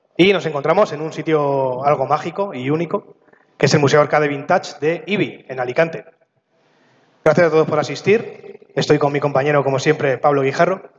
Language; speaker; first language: Spanish; native; Spanish